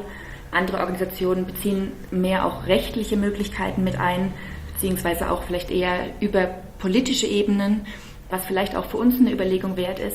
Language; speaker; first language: German; native; German